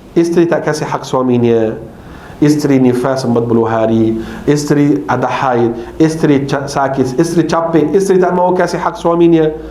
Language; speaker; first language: Malay; non-native, fluent; Arabic